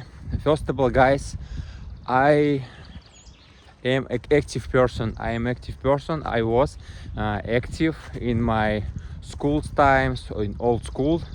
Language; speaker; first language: English; non-native, learner; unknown